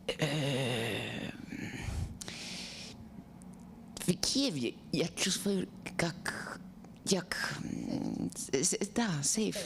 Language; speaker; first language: Ukrainian; non-native, learner; English